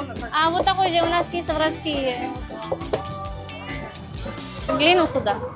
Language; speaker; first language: Russian; non-native, learner; Filipino